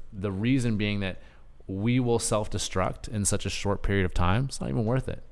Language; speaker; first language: English; native; English